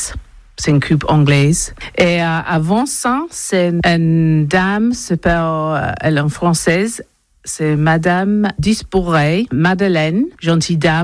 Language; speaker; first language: French; non-native, learner; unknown